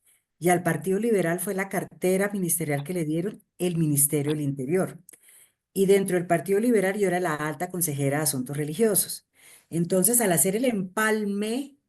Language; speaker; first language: Spanish; native; Spanish